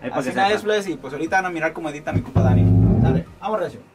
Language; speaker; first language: Spanish; native; Spanish